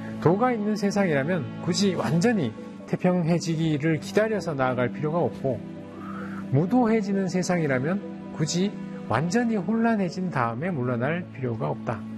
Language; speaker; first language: Korean; native; Korean